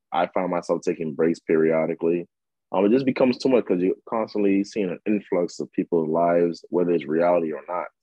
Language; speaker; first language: English; native; English